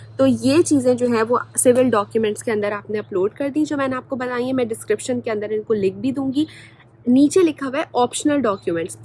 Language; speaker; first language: Urdu; native; Urdu